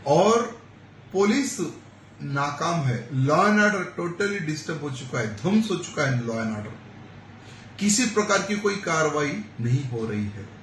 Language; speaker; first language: Hindi; non-native, local second language; Telugu